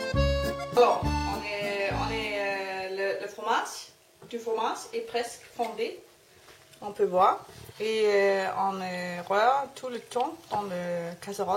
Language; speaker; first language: French; non-native, learner; Danish